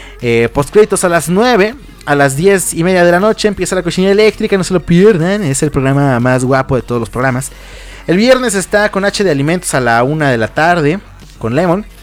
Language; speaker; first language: Spanish; native; Spanish